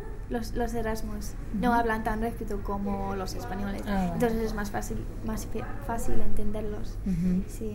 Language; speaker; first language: Spanish; non-native, learner; English